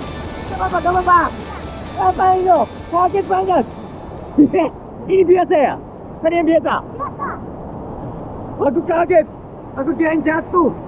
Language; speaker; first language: Indonesian; non-native, fluent; Japanese